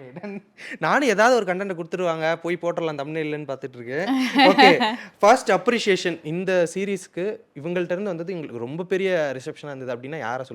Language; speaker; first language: Tamil; native; Tamil